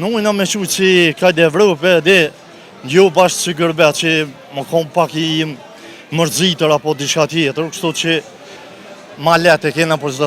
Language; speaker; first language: Albanian; native; Albanian